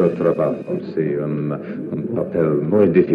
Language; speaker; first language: Spanish; non-native, learner; English